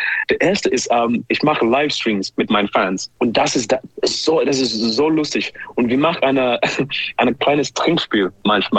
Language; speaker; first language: German; non-native, learner; English